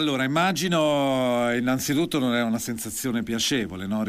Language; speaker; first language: Italian; native; Italian